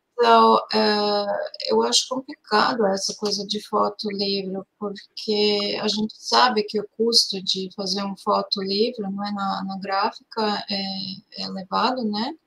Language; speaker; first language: Portuguese; non-native, fluent; Serbian